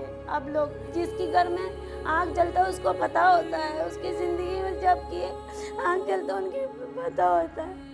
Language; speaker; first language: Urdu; non-native, local second language; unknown